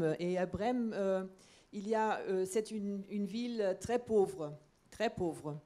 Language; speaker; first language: French; non-native, fluent; German